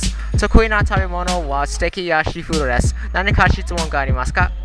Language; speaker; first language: Japanese; non-native, learner; English